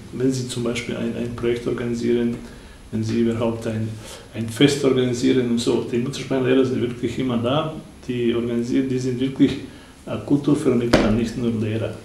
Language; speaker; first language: German; non-native, fluent; Bosnian